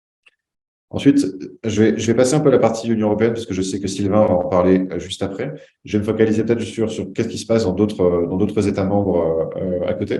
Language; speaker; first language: French; native; French